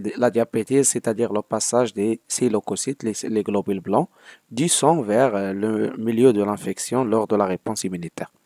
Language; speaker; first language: French; non-native, local second language; Arabic